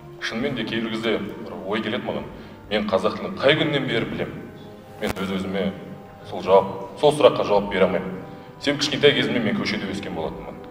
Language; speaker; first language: Kazakh; non-native, local second language; Russian